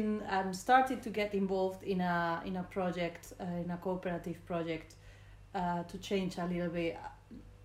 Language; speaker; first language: English; non-native, fluent; Spanish